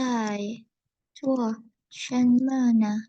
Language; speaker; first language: Chinese; non-native, fluent; Indonesian